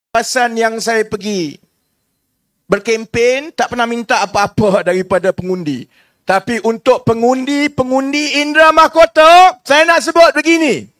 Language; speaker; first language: Malay; native; Malay